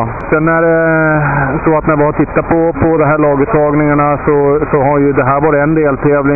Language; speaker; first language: Swedish; native; Swedish